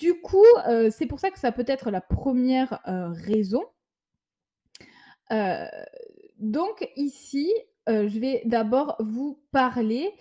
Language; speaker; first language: French; native; French